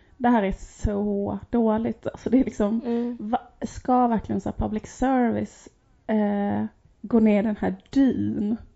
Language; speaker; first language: Swedish; native; Swedish